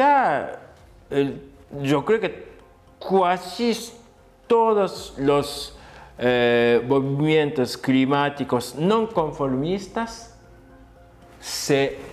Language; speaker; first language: Spanish; non-native, fluent; Japanese